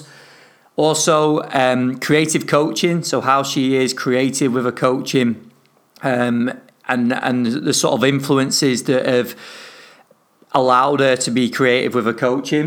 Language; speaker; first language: English; native; English